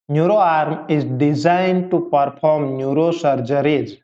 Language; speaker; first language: English; non-native, local second language; Gujarati